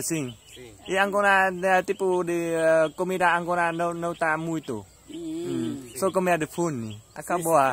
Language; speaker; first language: Portuguese; non-native, learner; Vietnamese